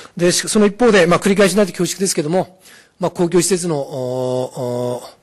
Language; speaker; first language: Japanese; native; Japanese